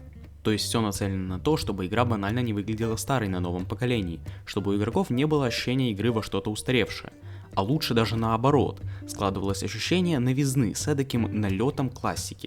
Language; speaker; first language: Russian; native; Russian